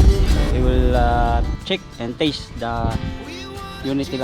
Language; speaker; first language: English; non-native, local second language; Filipino